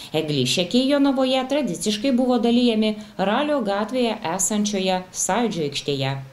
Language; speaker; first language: Lithuanian; native; Lithuanian